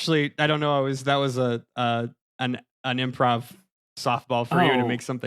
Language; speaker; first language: English; native; English